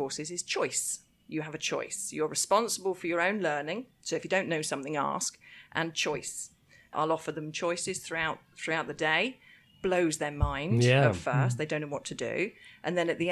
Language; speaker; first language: English; native; English